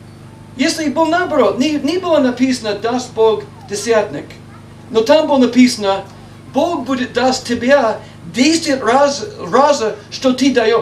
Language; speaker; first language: Russian; non-native, learner; English